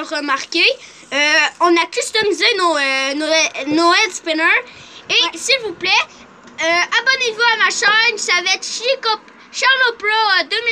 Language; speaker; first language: French; native; French